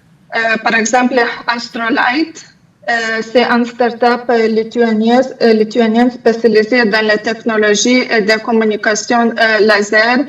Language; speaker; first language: French; non-native, fluent; Lithuanian